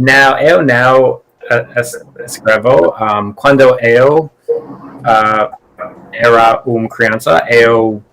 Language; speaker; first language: Portuguese; non-native, learner; English